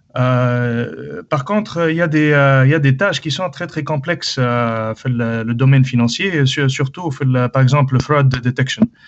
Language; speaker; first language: French; non-native, local second language; Arabic